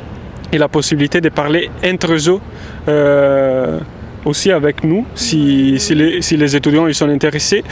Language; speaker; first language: French; non-native, fluent; Italian